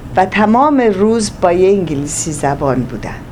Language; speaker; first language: Persian; native; Persian